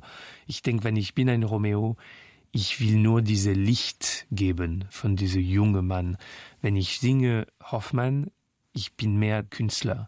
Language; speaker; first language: German; non-native, fluent; French